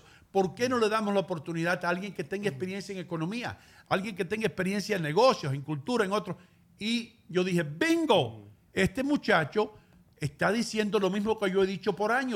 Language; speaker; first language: Spanish; native; Spanish